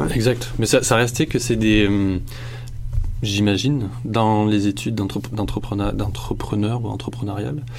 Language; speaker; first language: French; native; French